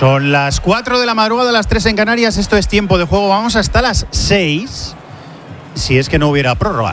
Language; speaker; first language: Spanish; native; Spanish